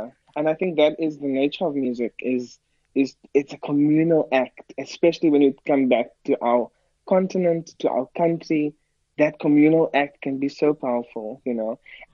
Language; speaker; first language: English; native; English